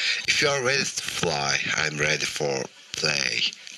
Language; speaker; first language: English; non-native, fluent; Turkish